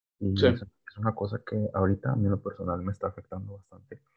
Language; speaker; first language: Spanish; native; Spanish